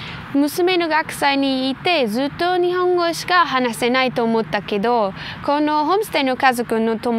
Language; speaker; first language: Japanese; non-native, learner; German